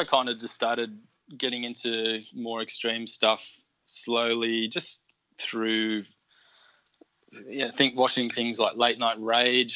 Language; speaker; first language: English; native; English